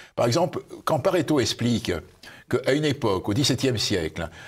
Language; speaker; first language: French; native; French